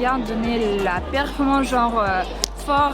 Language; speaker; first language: French; non-native, learner; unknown